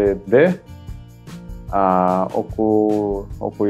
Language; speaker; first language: Turkish; non-native, learner; Portuguese